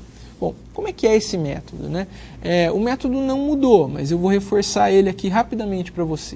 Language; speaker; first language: Portuguese; native; Portuguese